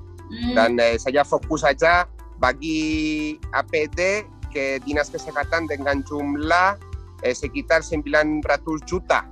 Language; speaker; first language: Indonesian; non-native, fluent; Spanish